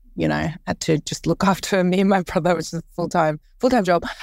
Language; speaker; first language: English; early bilingual, other home language; Korean